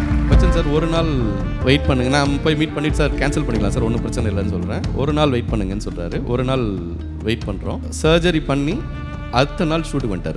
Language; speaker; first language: Tamil; native; Tamil